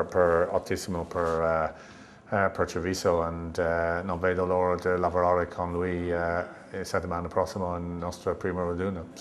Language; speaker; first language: Italian; non-native, learner; English